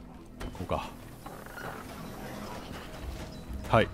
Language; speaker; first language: Japanese; native; Japanese